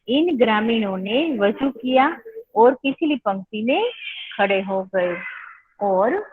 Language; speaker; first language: Hindi; non-native, local second language; Gujarati